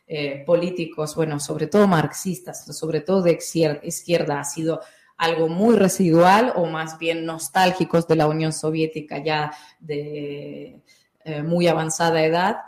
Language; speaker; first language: Spanish; non-native, fluent; Russian